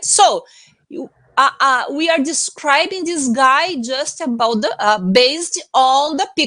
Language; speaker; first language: English; non-native, fluent; Portuguese